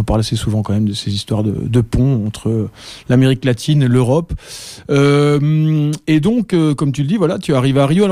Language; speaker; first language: French; native; French